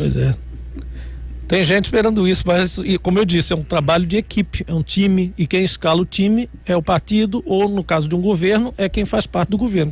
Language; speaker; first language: Portuguese; native; Portuguese